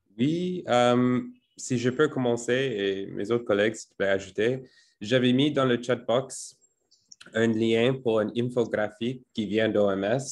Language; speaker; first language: French; non-native, fluent; English